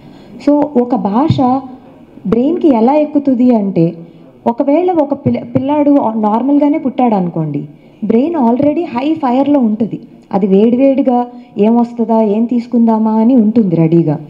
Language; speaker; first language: Telugu; native; Telugu